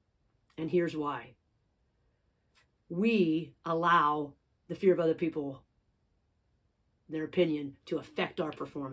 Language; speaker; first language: English; native; English